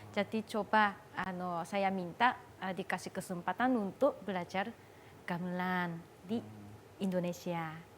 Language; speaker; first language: Indonesian; non-native, fluent; Japanese